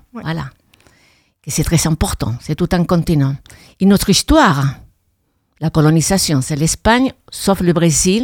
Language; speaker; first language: French; non-native, fluent; Spanish